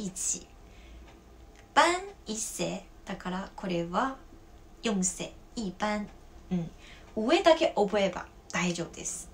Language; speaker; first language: Japanese; non-native, fluent; Chinese